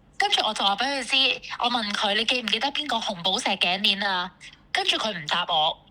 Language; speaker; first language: Cantonese; native; Cantonese